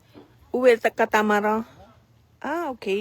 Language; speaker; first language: French; non-native, learner; Filipino